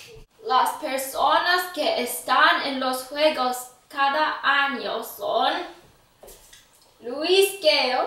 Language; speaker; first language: Spanish; non-native, learner; English